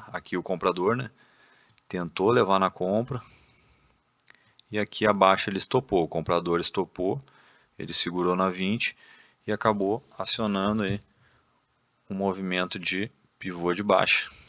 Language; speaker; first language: Portuguese; native; Portuguese